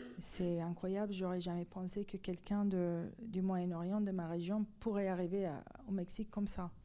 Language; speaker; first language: French; non-native, fluent; Persian